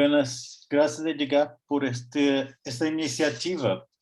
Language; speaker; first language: Spanish; non-native, fluent; Portuguese